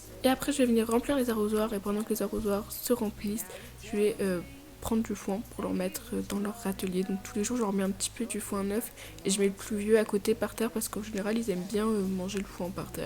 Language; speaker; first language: French; native; French